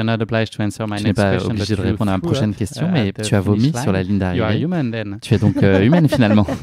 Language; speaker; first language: French; native; French